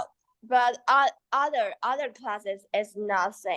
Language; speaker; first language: English; non-native, learner; Chinese